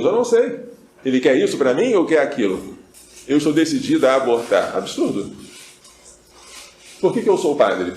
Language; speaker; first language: Portuguese; native; Portuguese